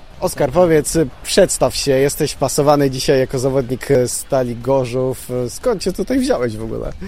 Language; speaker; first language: Polish; native; Polish